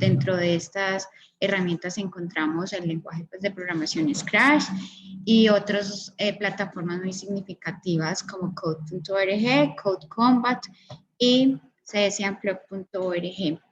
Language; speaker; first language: Spanish; native; Spanish